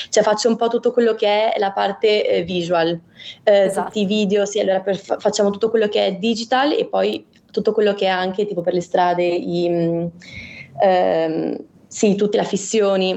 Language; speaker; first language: Italian; native; Italian